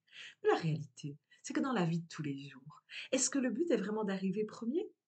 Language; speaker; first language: French; native; French